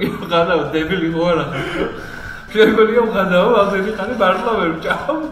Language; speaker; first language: Georgian; native; Georgian